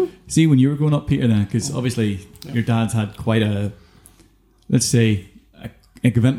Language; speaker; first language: English; native; English